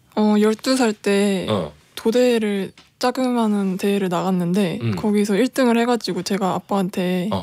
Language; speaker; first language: Korean; native; Korean